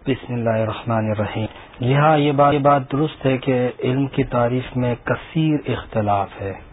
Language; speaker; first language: Urdu; native; Urdu